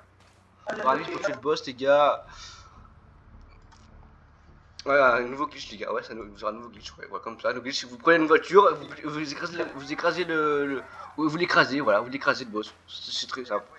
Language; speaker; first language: French; native; French